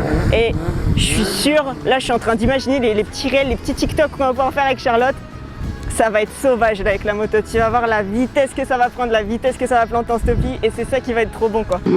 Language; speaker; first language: French; native; French